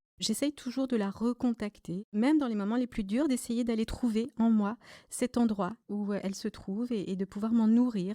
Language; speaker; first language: French; native; French